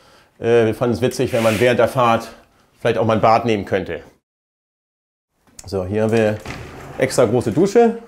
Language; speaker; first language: German; native; German